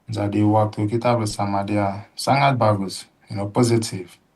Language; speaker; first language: Indonesian; non-native, fluent; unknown